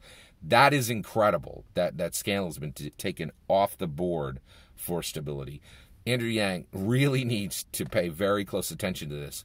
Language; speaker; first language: English; native; English